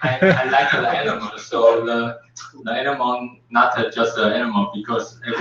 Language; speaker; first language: English; non-native, learner; Chinese